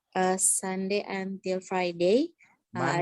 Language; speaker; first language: English; non-native, learner; Indonesian